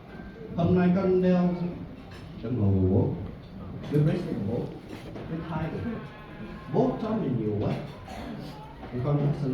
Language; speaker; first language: Vietnamese; early bilingual, heritage; Vietnamese